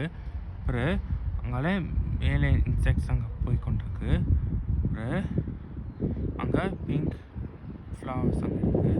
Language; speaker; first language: Tamil; early bilingual, heritage; Tamil